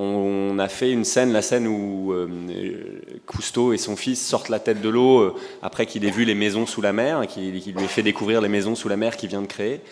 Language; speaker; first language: French; native; French